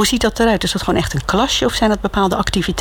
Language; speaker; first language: Dutch; native; Dutch